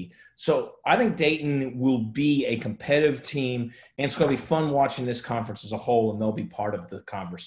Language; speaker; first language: English; native; English